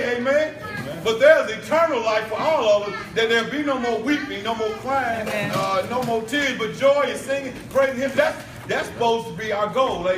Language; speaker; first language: English; native; English